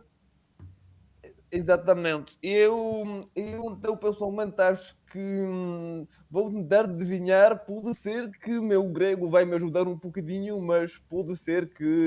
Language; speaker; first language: Portuguese; non-native, fluent; Italian